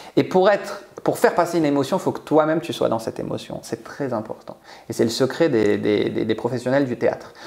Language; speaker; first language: French; native; French